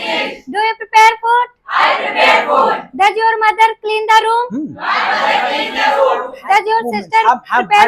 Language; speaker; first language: English; non-native, learner; Hindi